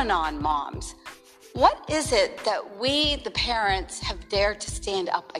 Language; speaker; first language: English; early bilingual, other home language; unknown